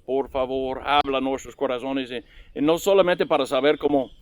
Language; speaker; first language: Spanish; non-native, learner; English